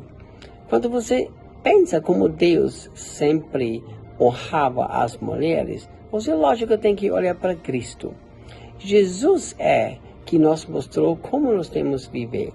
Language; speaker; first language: Portuguese; non-native, fluent; German